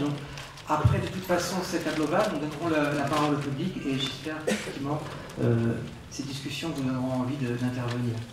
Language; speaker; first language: French; native; French